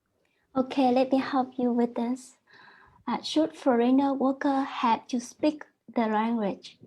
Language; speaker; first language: English; non-native, learner; Vietnamese